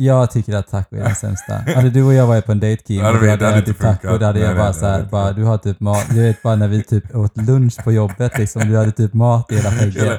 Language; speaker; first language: Swedish; native; Swedish